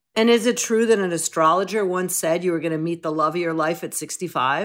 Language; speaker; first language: English; native; English